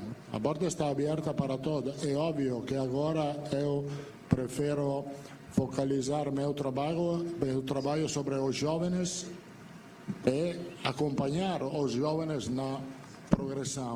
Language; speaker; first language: Portuguese; non-native, fluent; Italian